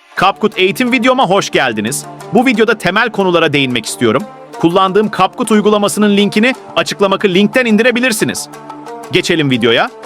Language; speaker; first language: Turkish; native; Turkish